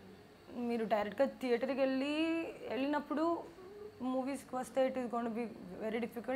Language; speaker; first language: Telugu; non-native, learner; Kannada